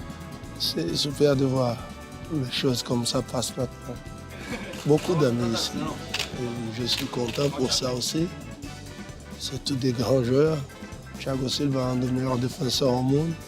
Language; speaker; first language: French; non-native, fluent; Portuguese